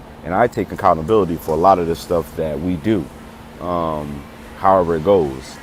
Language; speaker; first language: English; native; English